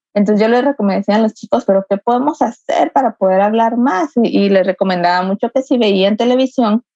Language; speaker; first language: Spanish; native; Spanish